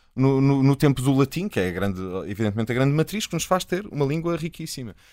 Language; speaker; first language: Portuguese; native; Portuguese